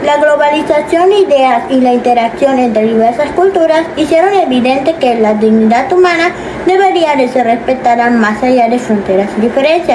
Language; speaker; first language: Spanish; native; Spanish